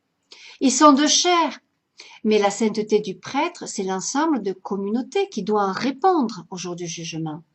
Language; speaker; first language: French; native; French